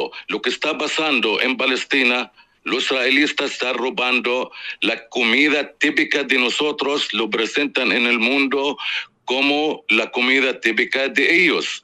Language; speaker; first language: Spanish; non-native, fluent; Arabic